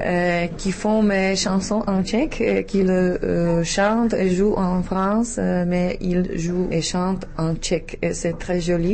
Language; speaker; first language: French; non-native, learner; Czech